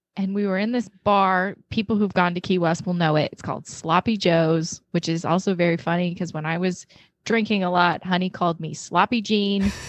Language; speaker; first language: English; native; English